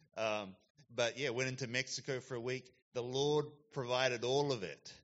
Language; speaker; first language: English; native; English